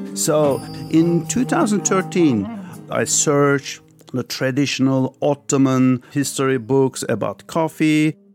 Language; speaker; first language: English; early bilingual, other home language; Turkish